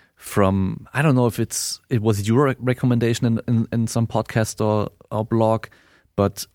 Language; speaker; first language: English; non-native, fluent; German